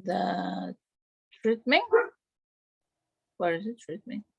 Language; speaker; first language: English; non-native, learner; Spanish